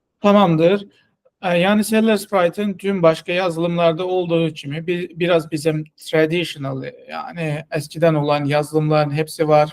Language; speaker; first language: Turkish; non-native, fluent; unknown